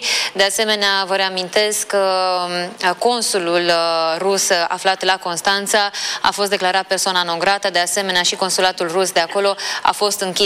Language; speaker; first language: Romanian; native; Romanian